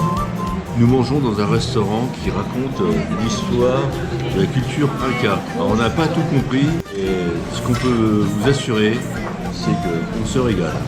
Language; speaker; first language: French; native; French